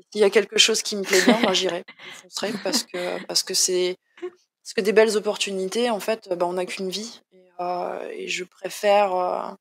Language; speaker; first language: French; native; French